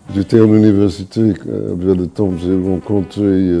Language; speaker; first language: French; non-native, fluent; English